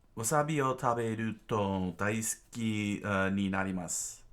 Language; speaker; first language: Japanese; non-native, learner; English